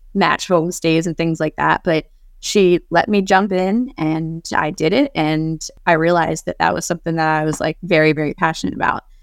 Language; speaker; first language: English; native; English